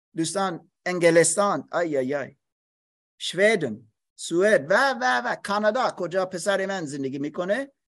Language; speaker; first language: Persian; non-native, learner; English